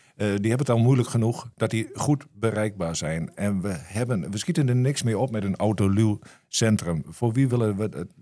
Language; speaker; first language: Dutch; native; Dutch